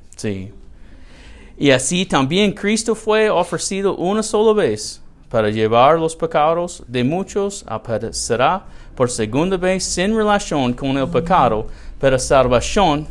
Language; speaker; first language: Spanish; non-native, learner; English